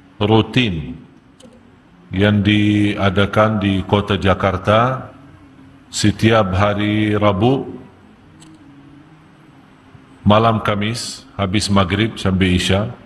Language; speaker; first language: Indonesian; non-native, fluent; Arabic